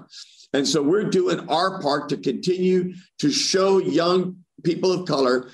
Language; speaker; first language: English; native; English